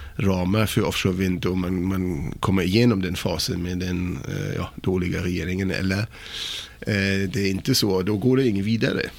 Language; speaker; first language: Swedish; non-native, fluent; German